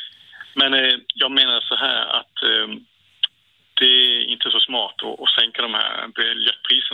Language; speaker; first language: Swedish; native; Swedish